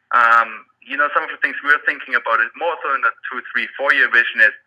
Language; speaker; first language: English; non-native, fluent; German